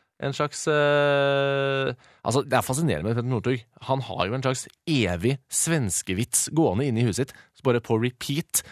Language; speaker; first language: Norwegian; native; Norwegian